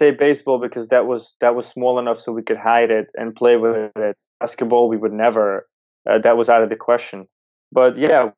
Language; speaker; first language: English; early bilingual, other home language; Yiddish